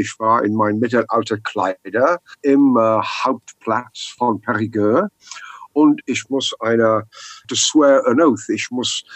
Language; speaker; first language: German; non-native, learner; English